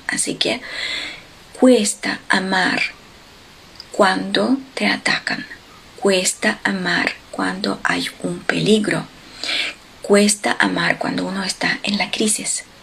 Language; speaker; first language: Spanish; non-native, fluent; Ukrainian